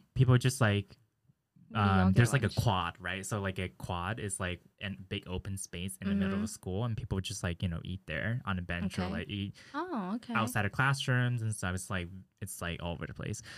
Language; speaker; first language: English; early bilingual, other home language; Chinese